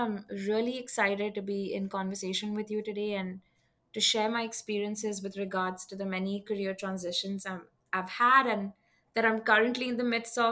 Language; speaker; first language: English; non-native, local second language; Hindi